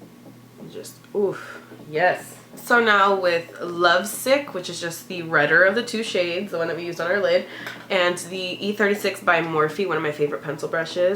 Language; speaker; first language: English; native; English